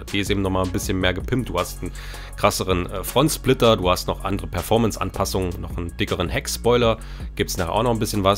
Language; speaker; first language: German; native; German